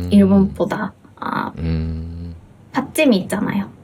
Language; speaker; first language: Korean; non-native, fluent; Japanese